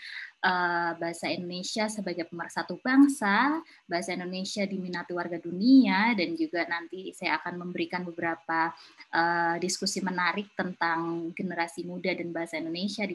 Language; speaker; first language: Indonesian; native; Indonesian